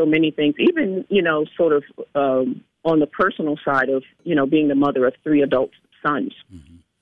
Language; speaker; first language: English; native; English